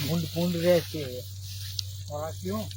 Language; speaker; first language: Hindi; non-native, local second language; Gujarati